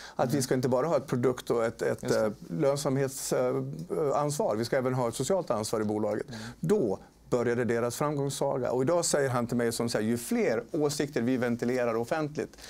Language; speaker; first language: Swedish; native; Swedish